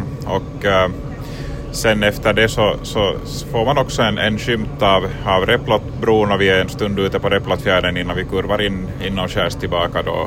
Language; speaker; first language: Swedish; native; Swedish